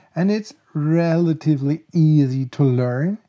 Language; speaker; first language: English; non-native, fluent; German